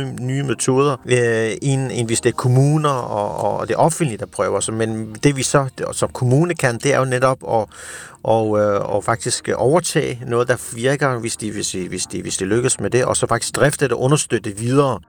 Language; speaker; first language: Danish; native; Danish